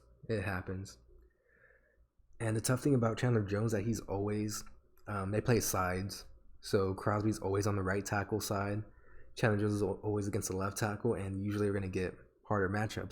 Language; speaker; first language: English; native; English